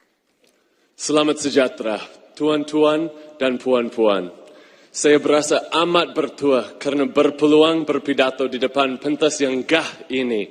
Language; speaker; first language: Malay; non-native, fluent; English